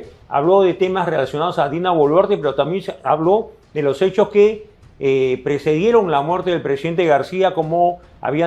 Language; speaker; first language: Spanish; native; Spanish